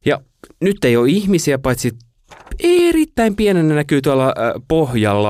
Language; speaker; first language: Finnish; native; Finnish